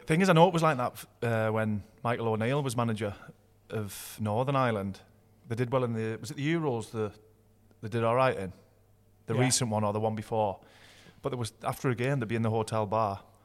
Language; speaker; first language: English; native; English